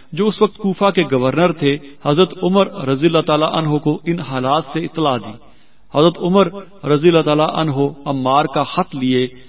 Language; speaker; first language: Urdu; native; Urdu